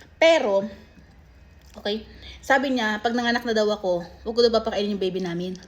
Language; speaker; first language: Filipino; native; Filipino